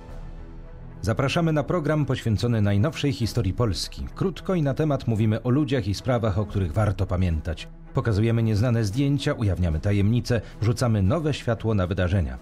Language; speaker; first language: Polish; native; Polish